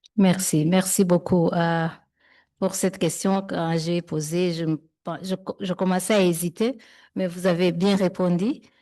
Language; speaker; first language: French; non-native, local second language; Kinyarwanda